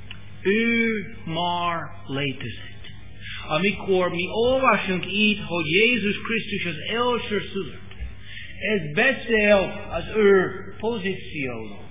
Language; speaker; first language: Hungarian; non-native, learner; English